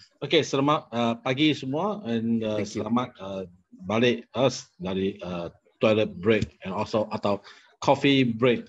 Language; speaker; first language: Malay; non-native, local second language; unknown